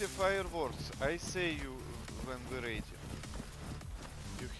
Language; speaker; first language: English; non-native, learner; Russian